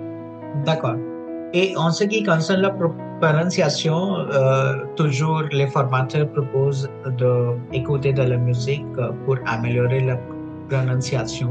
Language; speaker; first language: French; non-native, fluent; Punjabi